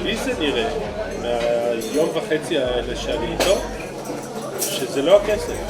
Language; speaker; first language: Hebrew; native; Hebrew